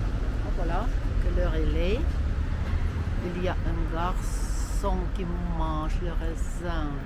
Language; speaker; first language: French; non-native, fluent; Russian